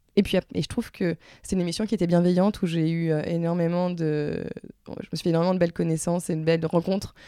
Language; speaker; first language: French; native; French